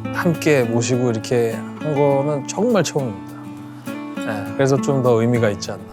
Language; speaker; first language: Korean; native; Korean